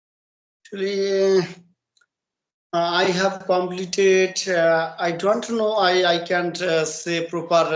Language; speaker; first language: English; non-native, learner; Bangla